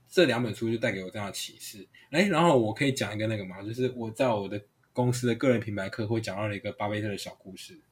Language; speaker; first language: Chinese; non-native, local second language; Hakka Chinese